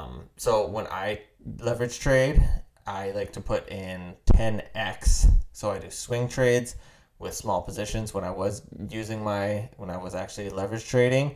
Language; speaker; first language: English; native; English